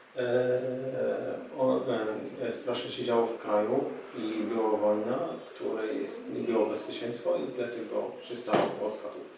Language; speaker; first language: Polish; non-native, learner; Arabic